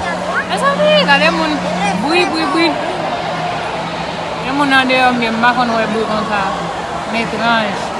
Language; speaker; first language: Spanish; non-native, learner; Haitian Creole